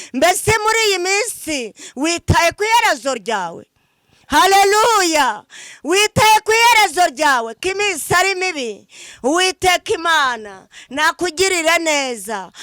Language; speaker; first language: Kinyarwanda; native; Kinyarwanda